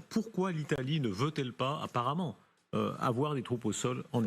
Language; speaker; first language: French; native; French